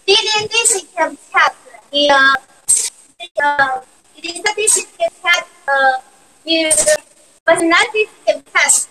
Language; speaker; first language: Russian; non-native, learner; Chinese